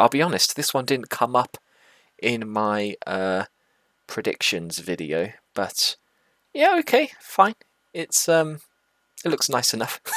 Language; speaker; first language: English; native; English